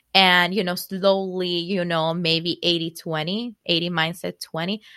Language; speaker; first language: English; non-native, fluent; Spanish